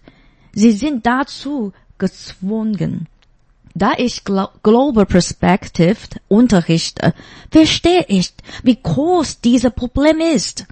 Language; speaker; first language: German; non-native, fluent; Chinese